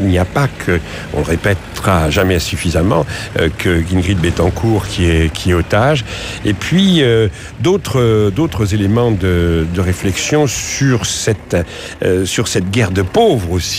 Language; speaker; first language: French; native; French